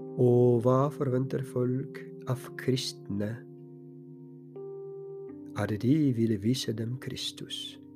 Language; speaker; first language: Norwegian; non-native, fluent; Polish